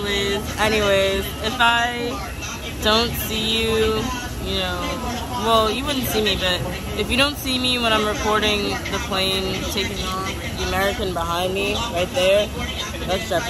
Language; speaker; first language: English; native; English